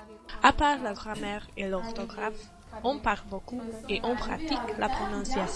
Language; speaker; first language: French; non-native, learner; Hungarian